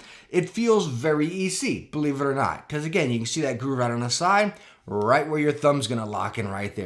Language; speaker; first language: English; native; English